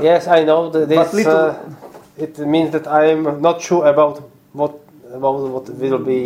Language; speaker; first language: English; non-native, learner; Czech